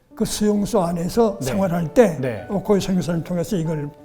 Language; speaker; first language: Korean; native; Korean